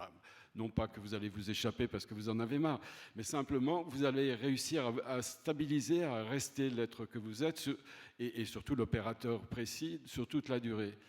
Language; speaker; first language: French; native; French